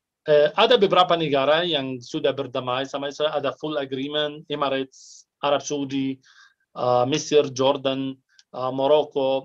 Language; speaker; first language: Indonesian; non-native, fluent; Arabic